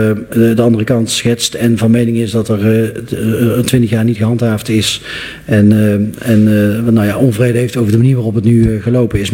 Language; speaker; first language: Dutch; native; Dutch